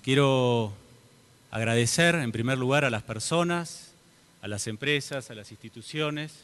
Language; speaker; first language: Spanish; native; Spanish